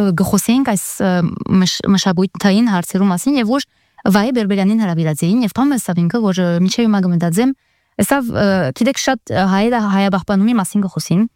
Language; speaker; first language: Armenian; early bilingual, heritage; Armenian